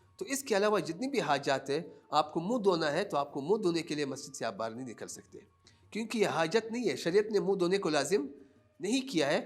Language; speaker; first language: Urdu; non-native, local second language; Pashto